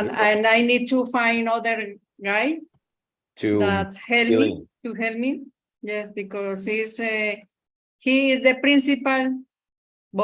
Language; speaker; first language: English; non-native, learner; Spanish